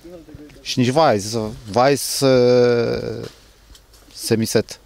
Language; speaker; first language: German; non-native, learner; Polish